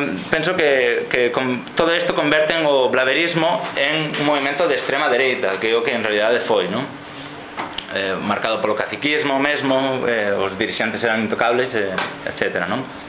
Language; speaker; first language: Galician; non-native, fluent; Catalan